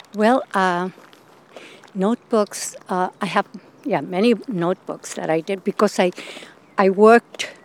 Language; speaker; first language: English; non-native, fluent; Spanish